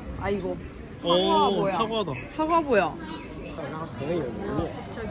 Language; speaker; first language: Korean; non-native, learner; Russian